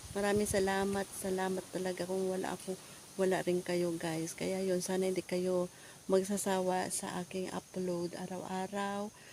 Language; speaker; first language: Filipino; non-native, local second language; Hiligaynon